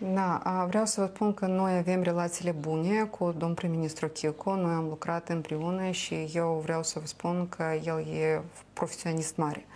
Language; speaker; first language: Romanian; non-native, local second language; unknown